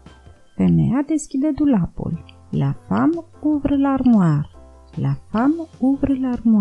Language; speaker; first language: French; non-native, fluent; Romanian